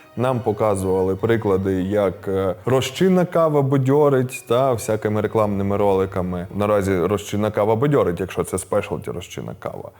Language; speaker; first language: Ukrainian; non-native, local second language; Russian